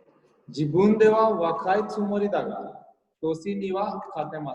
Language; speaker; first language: Japanese; non-native, fluent; Hindi